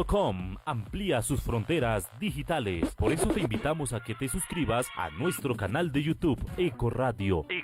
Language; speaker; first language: Spanish; native; Spanish